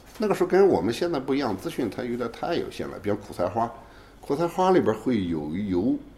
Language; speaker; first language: Chinese; native; Chinese